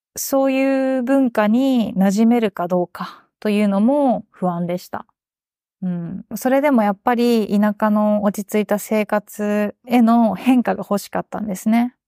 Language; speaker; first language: Japanese; native; Japanese